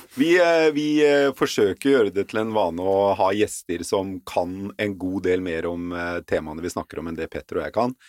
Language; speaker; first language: Norwegian; native; Norwegian